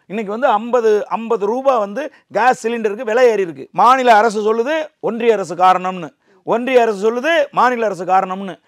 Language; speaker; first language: Tamil; native; Tamil